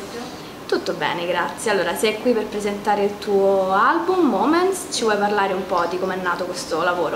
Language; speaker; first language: Italian; native; Italian